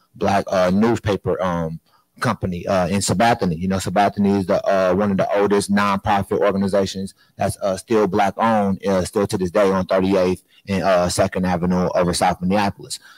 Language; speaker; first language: English; native; English